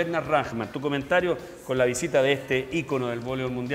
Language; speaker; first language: Spanish; native; Spanish